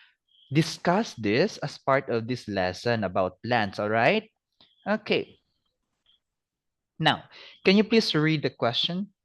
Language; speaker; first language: English; non-native, fluent; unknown